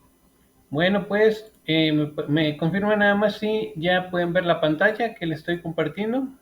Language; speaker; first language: Spanish; native; Spanish